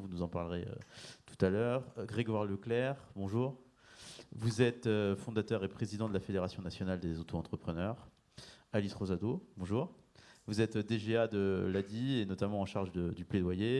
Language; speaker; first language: French; native; French